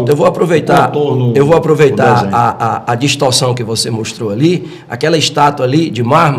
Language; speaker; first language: Portuguese; native; Portuguese